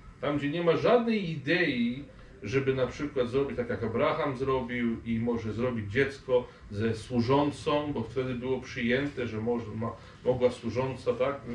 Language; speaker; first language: Polish; non-native, fluent; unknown